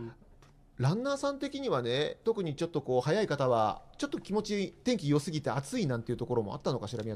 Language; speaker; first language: Japanese; native; Japanese